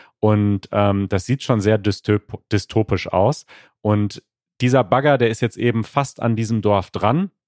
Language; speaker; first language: German; native; German